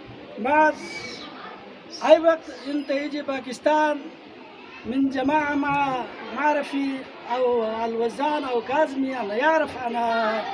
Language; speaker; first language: Arabic; non-native, learner; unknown